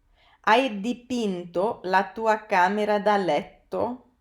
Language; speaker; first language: Italian; non-native, fluent; English